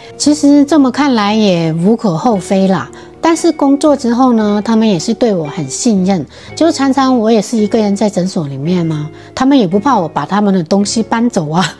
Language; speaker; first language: Chinese; native; Chinese